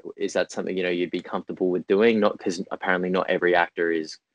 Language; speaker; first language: English; native; English